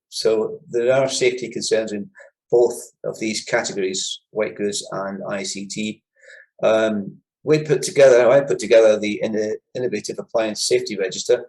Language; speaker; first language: English; native; English